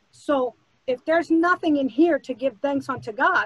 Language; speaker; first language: English; early bilingual, other home language; Spanish